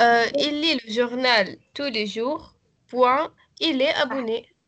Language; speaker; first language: French; non-native, learner; Arabic